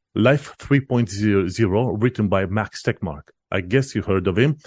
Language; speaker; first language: English; non-native, fluent; Romanian